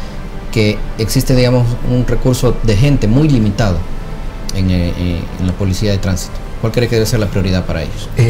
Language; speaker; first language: Spanish; native; Spanish